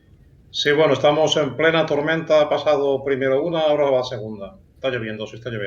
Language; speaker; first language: Spanish; native; Spanish